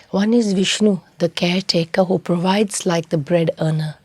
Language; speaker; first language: English; non-native, local second language; Punjabi